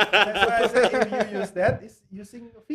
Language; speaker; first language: English; non-native, learner; Indonesian